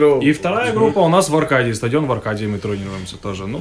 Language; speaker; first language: Russian; non-native, local second language; Latvian